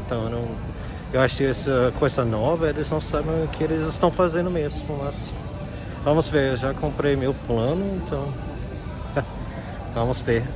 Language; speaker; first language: Portuguese; non-native, fluent; English